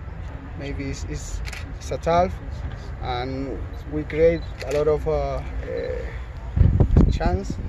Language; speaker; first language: English; non-native, learner; Spanish